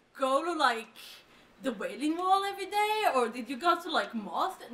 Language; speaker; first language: English; non-native, fluent; Hebrew